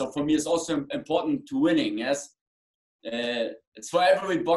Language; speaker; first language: English; non-native, learner; German